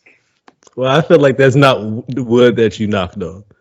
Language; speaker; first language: English; native; English